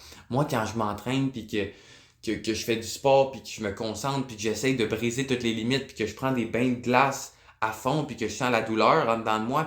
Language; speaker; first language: French; native; French